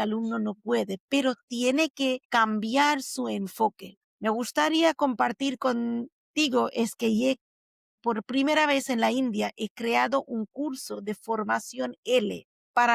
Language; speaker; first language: Spanish; non-native, fluent; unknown